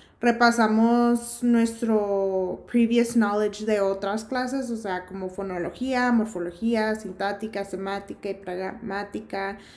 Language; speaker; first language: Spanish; early bilingual, heritage; Spanish